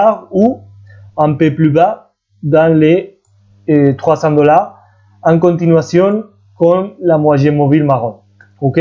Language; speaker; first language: French; non-native, fluent; Spanish